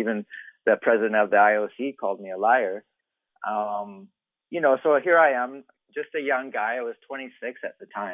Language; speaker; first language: English; native; English